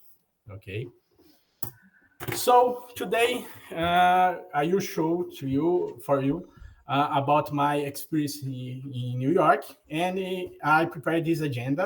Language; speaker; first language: English; non-native, learner; Portuguese